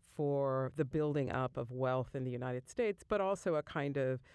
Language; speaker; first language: English; native; English